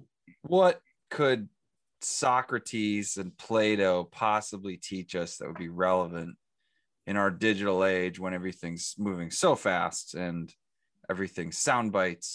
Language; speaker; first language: English; native; English